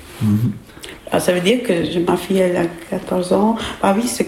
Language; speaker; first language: French; non-native, learner; Albanian